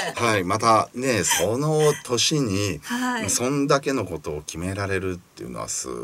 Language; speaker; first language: Japanese; native; Japanese